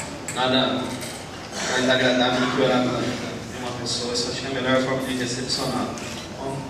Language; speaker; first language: Portuguese; native; Portuguese